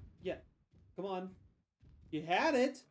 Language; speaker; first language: English; native; English